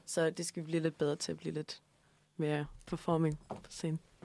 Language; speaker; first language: Danish; early bilingual, other home language; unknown